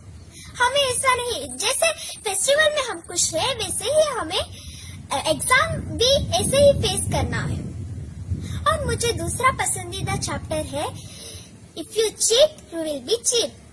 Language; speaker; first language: Hindi; non-native, local second language; Kannada